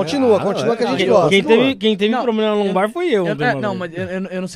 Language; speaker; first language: Portuguese; native; Portuguese